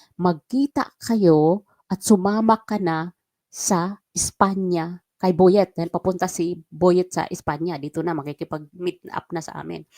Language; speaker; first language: Filipino; non-native, local second language; Waray